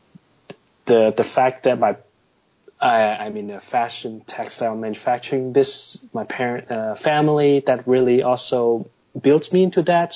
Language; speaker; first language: English; non-native, local second language; Cantonese